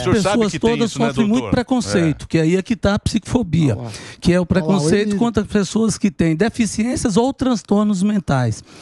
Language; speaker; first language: Portuguese; native; Portuguese